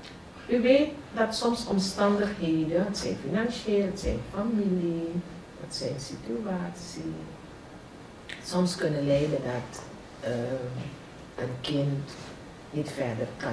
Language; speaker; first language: Dutch; non-native, local second language; Javanese